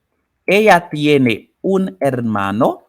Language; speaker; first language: Spanish; non-native, fluent; Haitian Creole